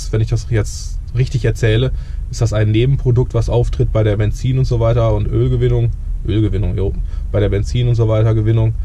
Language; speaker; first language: German; native; German